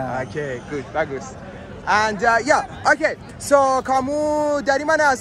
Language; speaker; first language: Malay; non-native, learner; Persian